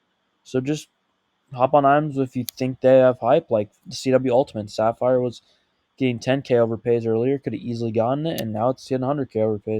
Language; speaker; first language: English; native; English